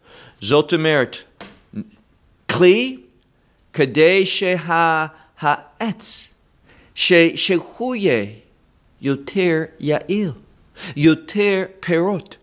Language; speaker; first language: Hebrew; non-native, fluent; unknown